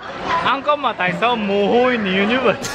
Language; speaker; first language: Vietnamese; non-native, fluent; Korean